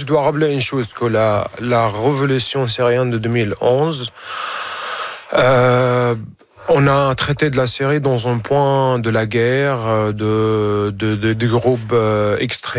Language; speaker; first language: French; non-native, fluent; Arabic